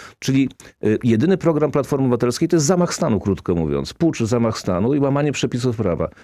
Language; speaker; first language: Polish; native; Polish